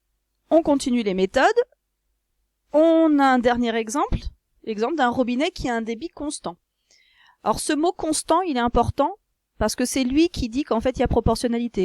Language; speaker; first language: French; native; French